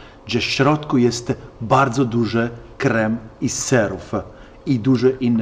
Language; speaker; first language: Polish; non-native, learner; Italian